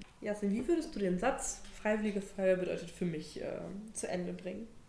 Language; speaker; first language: German; native; German